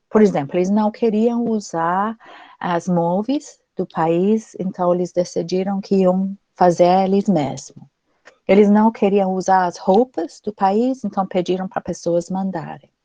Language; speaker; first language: Portuguese; non-native, fluent; English